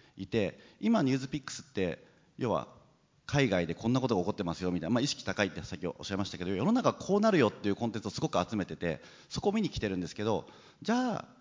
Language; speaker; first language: Japanese; native; Japanese